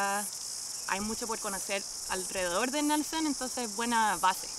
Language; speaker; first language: Spanish; non-native, fluent; English